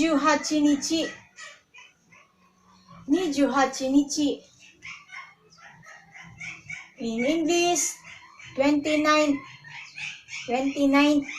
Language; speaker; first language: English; non-native, local second language; Filipino